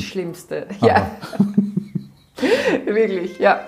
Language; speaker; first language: German; non-native, fluent; Dutch